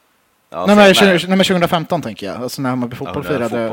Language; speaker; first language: Swedish; native; Swedish